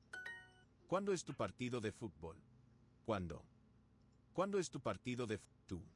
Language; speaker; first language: Spanish; non-native, learner; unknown